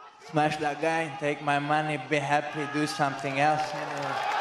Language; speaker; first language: English; non-native, learner; Chechen